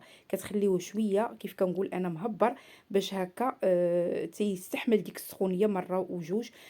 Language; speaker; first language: Arabic; native; Arabic